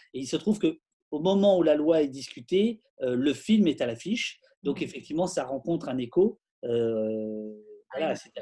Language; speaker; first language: French; native; French